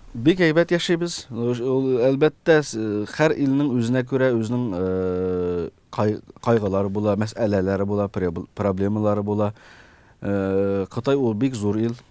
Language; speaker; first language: Tatar; early bilingual, heritage; Tatar